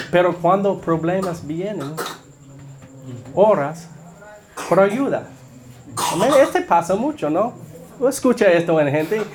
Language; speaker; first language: Spanish; non-native, learner; English